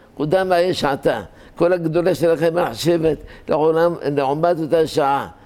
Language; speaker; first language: Hebrew; native; Hebrew